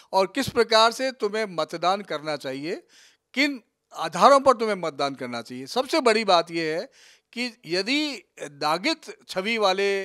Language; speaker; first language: Hindi; native; Hindi